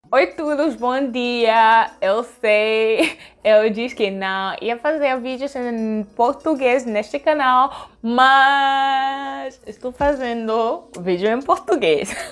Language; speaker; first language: Portuguese; non-native, learner; French